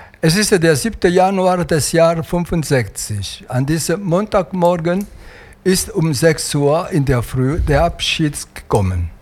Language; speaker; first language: German; non-native, fluent; Italian